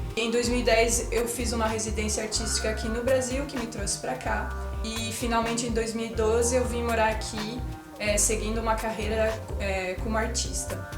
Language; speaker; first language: Portuguese; non-native, fluent; French